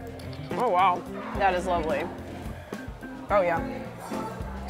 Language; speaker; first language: English; native; English